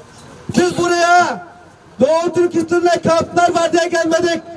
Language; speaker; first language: Turkish; non-native, fluent; Uyghur